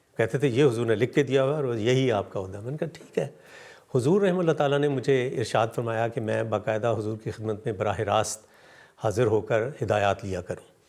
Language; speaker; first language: Urdu; native; Urdu